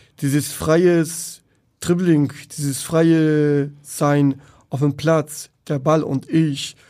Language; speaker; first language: German; non-native, fluent; Turkish